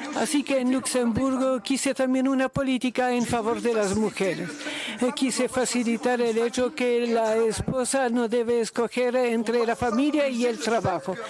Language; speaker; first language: Spanish; non-native, learner; Luxembourgish